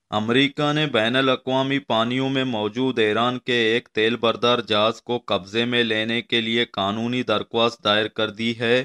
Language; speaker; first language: Urdu; non-native, local second language; Baluchi